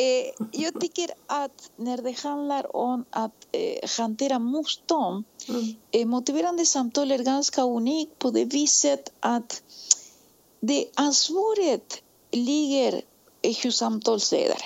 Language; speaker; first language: Swedish; non-native, fluent; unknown